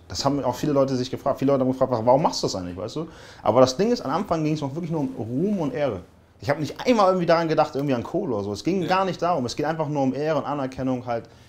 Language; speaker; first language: German; early bilingual, other home language; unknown